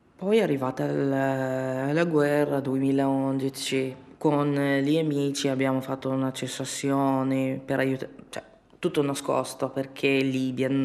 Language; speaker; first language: Italian; non-native, fluent; Arabic